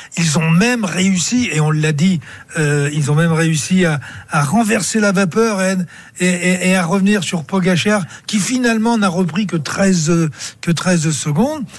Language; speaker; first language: French; native; French